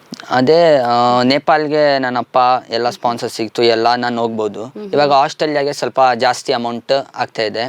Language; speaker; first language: Kannada; non-native, local second language; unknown